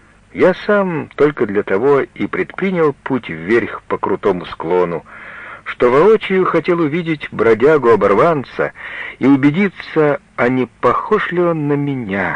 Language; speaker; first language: Russian; native; Russian